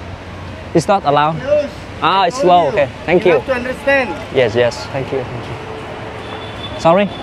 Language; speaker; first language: English; non-native, learner; Vietnamese